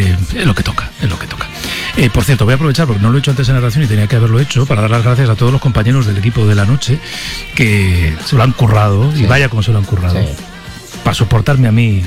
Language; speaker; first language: Spanish; native; Spanish